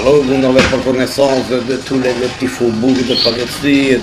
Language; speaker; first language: French; native; French